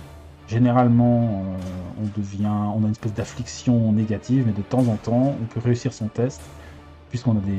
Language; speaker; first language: French; native; French